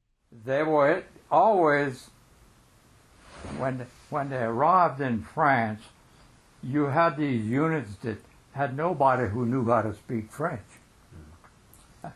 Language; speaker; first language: English; early bilingual, other home language; French